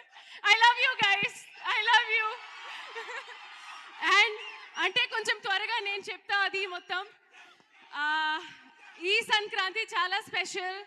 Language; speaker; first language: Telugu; non-native, learner; Hindi